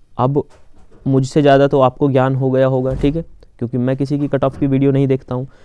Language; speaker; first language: Hindi; native; Hindi